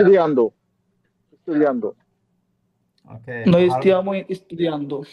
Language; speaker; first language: Italian; non-native, learner; Bangla